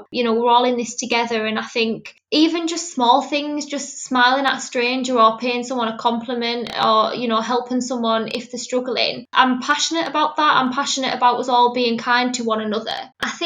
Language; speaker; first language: English; native; English